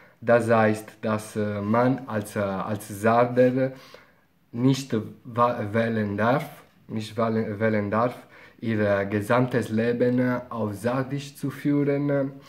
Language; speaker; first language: German; non-native, fluent; Italian